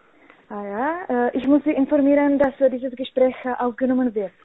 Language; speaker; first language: German; non-native, learner; Czech